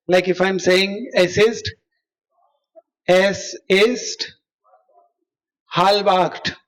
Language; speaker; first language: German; non-native, learner; Hindi